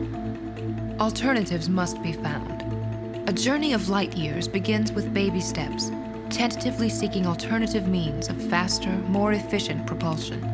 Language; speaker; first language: English; native; English